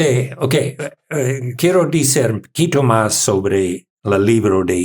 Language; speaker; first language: Spanish; non-native, learner; English